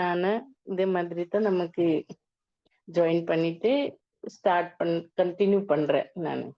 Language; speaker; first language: Tamil; non-native, learner; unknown